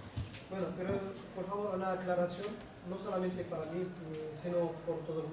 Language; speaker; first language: Spanish; non-native, fluent; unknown